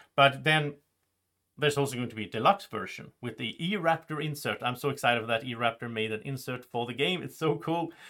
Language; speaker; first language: English; non-native, fluent; Swedish